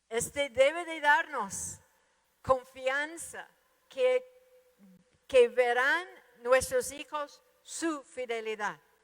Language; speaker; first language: Spanish; non-native, fluent; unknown